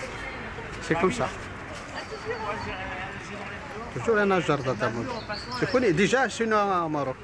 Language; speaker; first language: French; non-native, learner; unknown